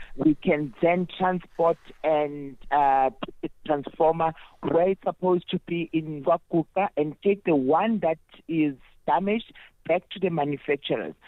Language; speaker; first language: English; non-native, local second language; Zulu